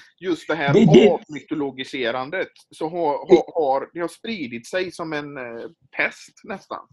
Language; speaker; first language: Swedish; native; Swedish